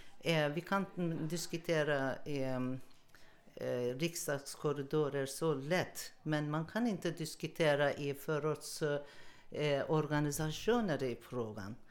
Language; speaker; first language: Swedish; non-native, learner; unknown